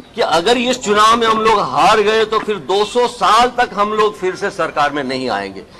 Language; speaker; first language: Hindi; non-native, local second language; Gujarati